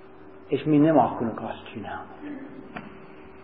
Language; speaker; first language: Hungarian; non-native, fluent; English